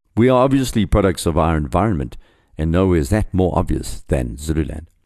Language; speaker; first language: English; native; English